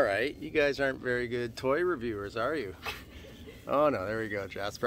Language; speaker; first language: English; native; English